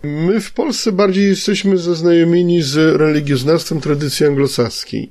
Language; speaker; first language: Polish; native; Polish